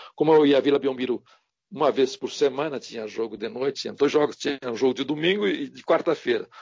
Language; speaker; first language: Portuguese; native; Portuguese